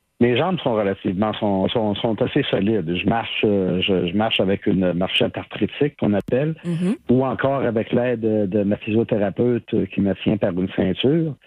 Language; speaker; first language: French; native; French